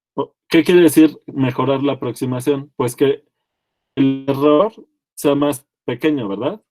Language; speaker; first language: Spanish; native; Spanish